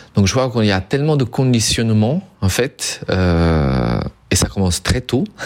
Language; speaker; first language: French; non-native, fluent; Italian